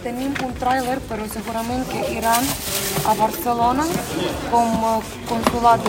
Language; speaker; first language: Catalan; non-native, learner; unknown